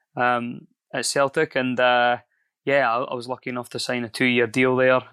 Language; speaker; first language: English; native; English